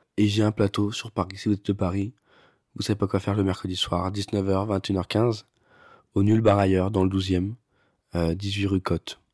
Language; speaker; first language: French; native; French